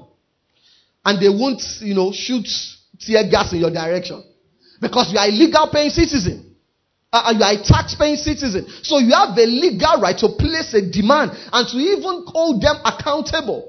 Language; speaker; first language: English; non-native, local second language; Yoruba